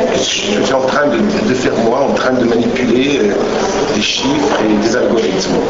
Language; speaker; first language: French; non-native, local second language; Arabic